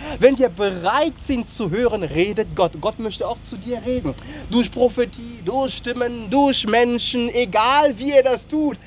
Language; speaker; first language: German; non-native, fluent; French